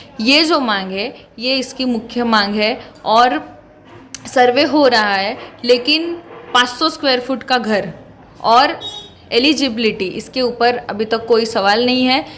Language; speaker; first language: Hindi; non-native, local second language; Marathi